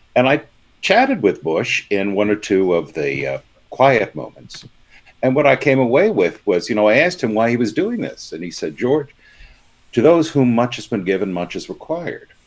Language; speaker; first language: English; native; English